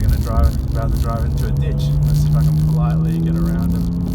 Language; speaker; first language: English; native; English